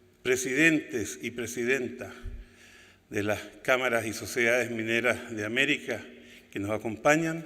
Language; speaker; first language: Spanish; native; Spanish